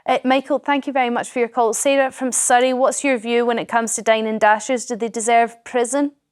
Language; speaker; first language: English; native; English